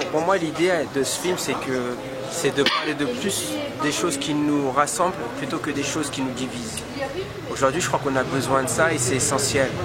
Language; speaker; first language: French; native; French